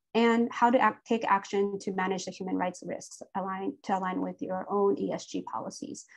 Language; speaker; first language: English; native; English